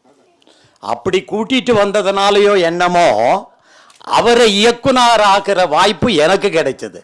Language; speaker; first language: Tamil; native; Tamil